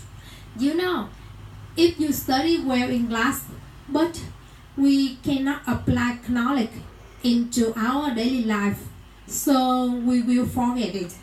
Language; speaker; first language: English; non-native, learner; Vietnamese